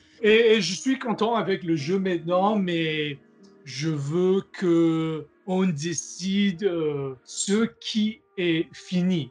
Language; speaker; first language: French; non-native, learner; English